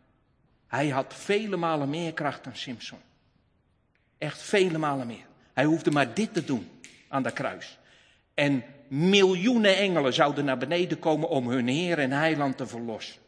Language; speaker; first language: Dutch; native; Dutch